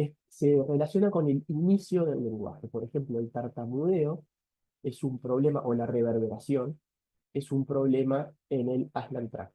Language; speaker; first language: Spanish; native; Spanish